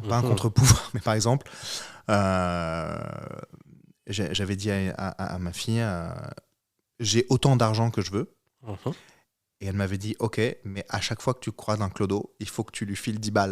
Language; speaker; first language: French; native; French